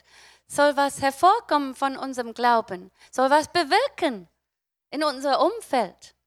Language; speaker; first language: German; non-native, fluent; English